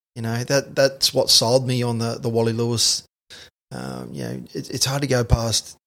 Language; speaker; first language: English; native; English